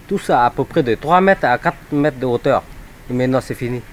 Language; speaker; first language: French; early bilingual, other home language; Vietnamese